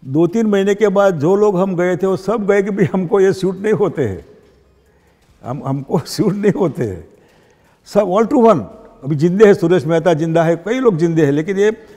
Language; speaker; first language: Hindi; non-native, local second language; Gujarati